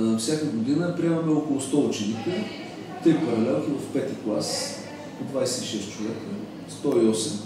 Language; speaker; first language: Bulgarian; native; Bulgarian